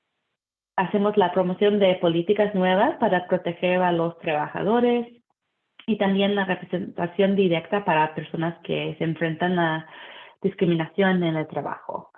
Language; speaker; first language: Spanish; early bilingual, heritage; Spanish